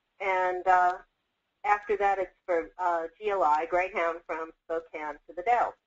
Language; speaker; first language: English; native; English